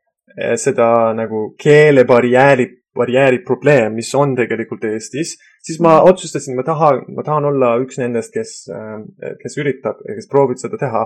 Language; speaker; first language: Estonian; non-native, fluent; Persian